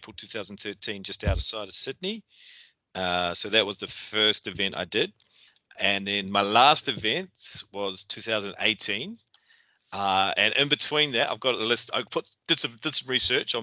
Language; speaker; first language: English; native; English